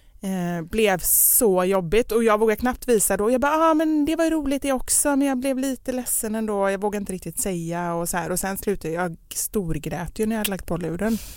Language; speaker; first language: Swedish; native; Swedish